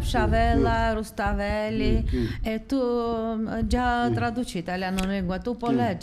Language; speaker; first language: Italian; non-native, learner; Georgian